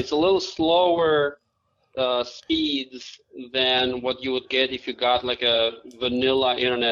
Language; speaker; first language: English; non-native, fluent; Albanian